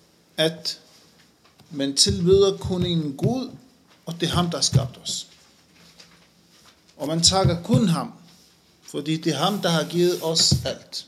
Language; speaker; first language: Danish; non-native, fluent; Arabic